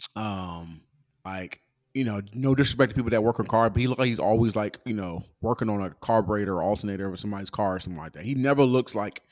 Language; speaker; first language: English; early bilingual, other home language; Yoruba